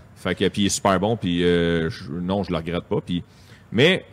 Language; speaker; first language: French; native; French